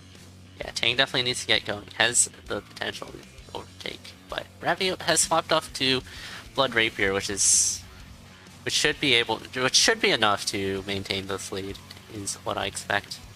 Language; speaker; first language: English; native; English